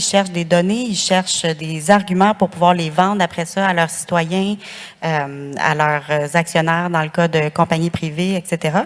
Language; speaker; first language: French; native; French